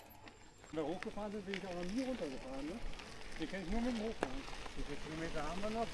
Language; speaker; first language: German; non-native, learner; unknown